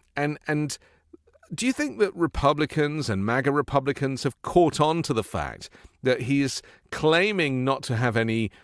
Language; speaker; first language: English; native; English